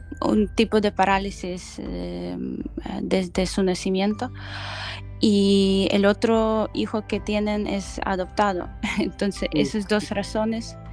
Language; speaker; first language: Spanish; non-native, fluent; Ukrainian